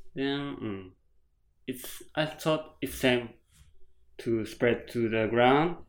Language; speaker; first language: English; non-native, learner; Japanese